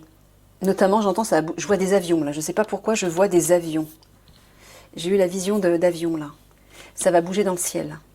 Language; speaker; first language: French; native; French